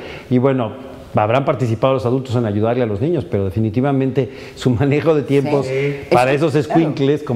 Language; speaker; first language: Spanish; native; Spanish